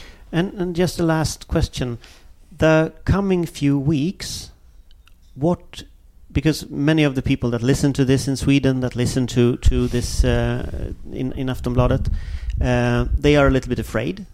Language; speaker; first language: English; non-native, fluent; Swedish